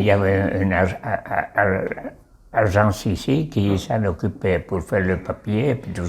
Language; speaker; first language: French; non-native, local second language; Basque